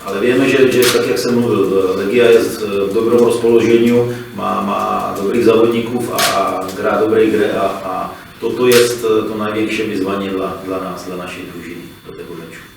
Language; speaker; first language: Polish; non-native, learner; Czech